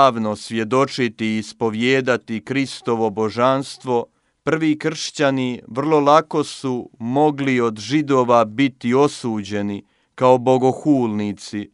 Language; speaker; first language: Croatian; native; Croatian